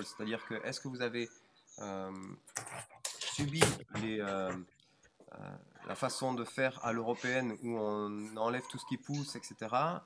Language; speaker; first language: French; native; French